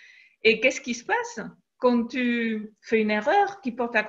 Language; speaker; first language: French; native; French